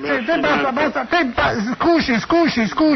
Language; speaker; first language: Italian; native; Italian